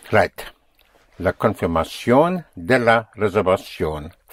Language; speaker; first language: Spanish; non-native, fluent; English